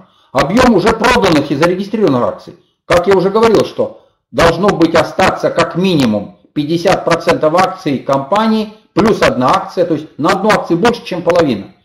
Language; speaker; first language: Russian; native; Russian